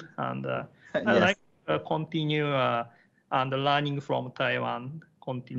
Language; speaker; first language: English; non-native, learner; Japanese